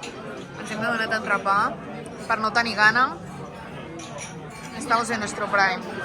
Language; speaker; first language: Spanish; non-native, local second language; Catalan